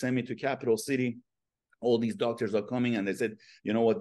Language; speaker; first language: English; non-native, fluent; Persian